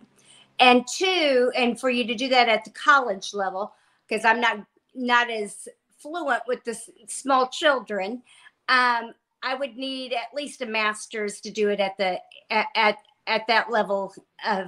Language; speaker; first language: English; native; English